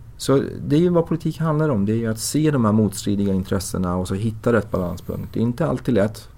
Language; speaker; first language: Swedish; early bilingual, other home language; Persian